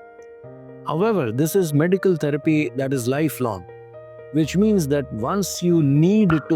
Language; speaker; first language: English; non-native, local second language; Hindi